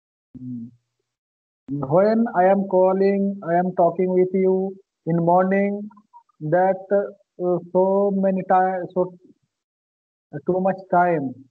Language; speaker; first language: English; non-native, learner; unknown